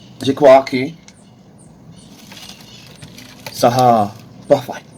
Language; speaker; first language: French; non-native, learner; Portuguese